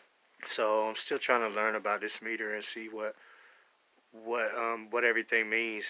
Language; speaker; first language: English; native; English